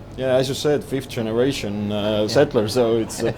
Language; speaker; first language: English; non-native, fluent; Estonian